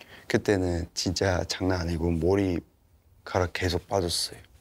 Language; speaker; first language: Korean; non-native, fluent; Cantonese